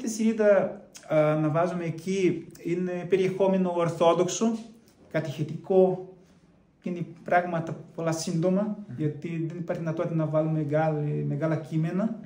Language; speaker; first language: Greek; non-native, fluent; Portuguese